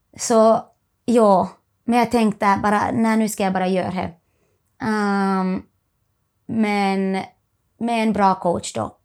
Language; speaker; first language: Swedish; native; Swedish